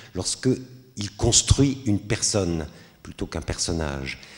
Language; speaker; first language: French; native; French